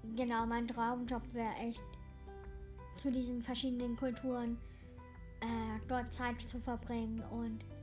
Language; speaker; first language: German; non-native, local second language; English